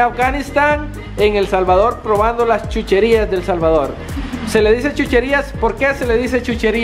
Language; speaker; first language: Spanish; native; Spanish